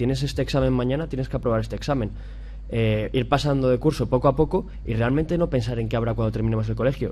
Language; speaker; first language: Spanish; native; Spanish